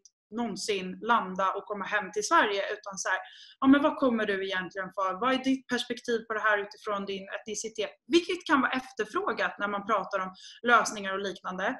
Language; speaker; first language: Swedish; native; Swedish